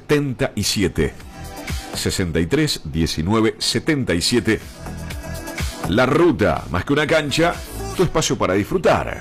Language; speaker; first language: Spanish; native; Spanish